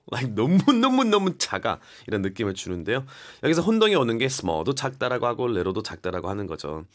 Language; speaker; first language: Korean; early bilingual, heritage; Korean